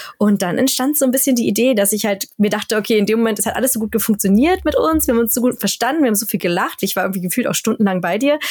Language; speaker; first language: German; native; German